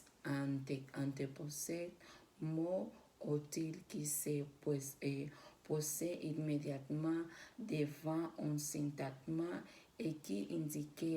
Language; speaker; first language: French; non-native, learner; Spanish